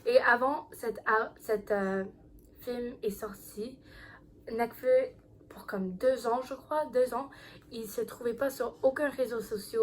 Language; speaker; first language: French; non-native, learner; English